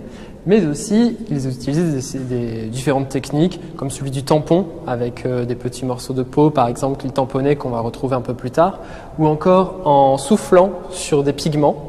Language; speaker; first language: French; native; French